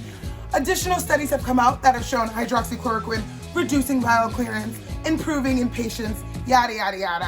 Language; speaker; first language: English; native; English